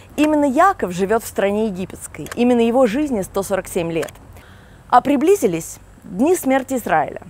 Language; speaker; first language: Russian; native; Russian